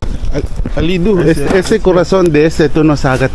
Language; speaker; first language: Spanish; non-native, learner; Filipino